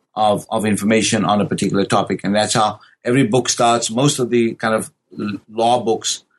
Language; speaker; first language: English; native; English